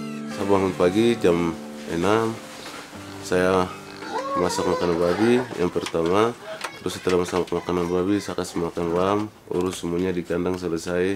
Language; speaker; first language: Indonesian; non-native, local second language; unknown